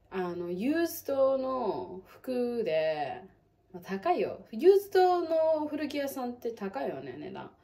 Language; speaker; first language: Japanese; native; Japanese